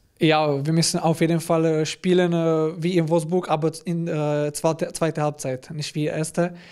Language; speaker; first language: German; non-native, fluent; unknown